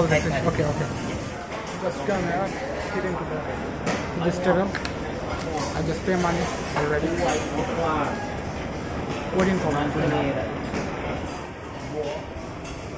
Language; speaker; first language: English; non-native, learner; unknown